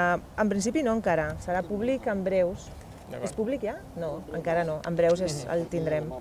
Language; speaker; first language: Catalan; non-native, local second language; Spanish